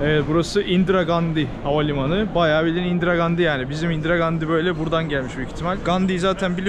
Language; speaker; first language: Turkish; native; Turkish